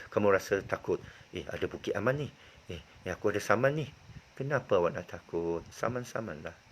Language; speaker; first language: Malay; non-native, local second language; Chinese